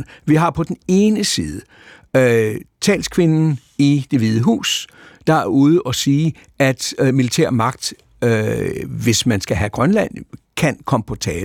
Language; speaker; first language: Danish; native; Danish